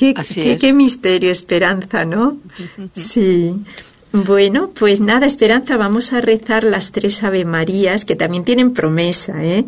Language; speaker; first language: Spanish; native; Spanish